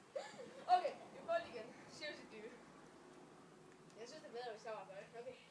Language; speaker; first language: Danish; native; Danish